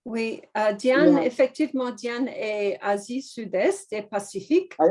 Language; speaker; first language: French; non-native, fluent; English